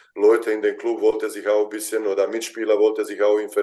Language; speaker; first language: German; non-native, fluent; Bosnian